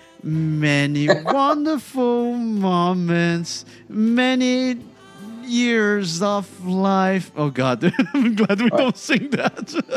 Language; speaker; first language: English; non-native, fluent; Portuguese